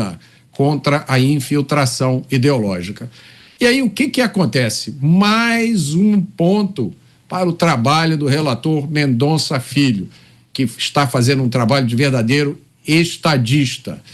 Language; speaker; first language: Portuguese; native; Portuguese